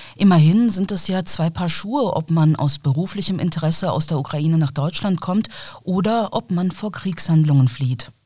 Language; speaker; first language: German; native; German